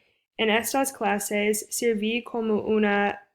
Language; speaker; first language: Spanish; non-native, fluent; English